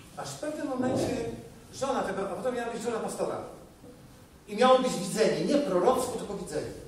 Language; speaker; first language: Polish; native; Polish